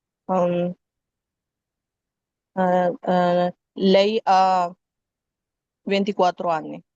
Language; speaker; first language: Italian; non-native, learner; Urdu